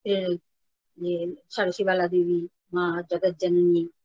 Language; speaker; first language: Hindi; non-native, local second language; Bangla